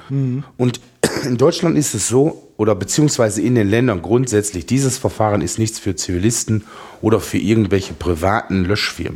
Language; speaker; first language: German; native; German